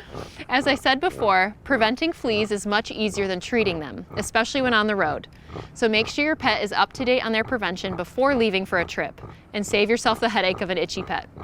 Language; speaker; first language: English; native; English